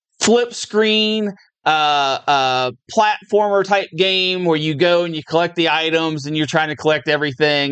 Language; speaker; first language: English; native; English